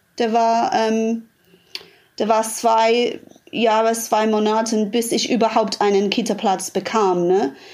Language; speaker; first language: German; non-native, fluent; English